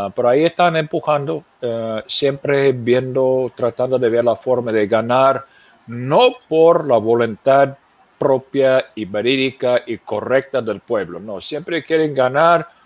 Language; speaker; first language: Spanish; non-native, fluent; English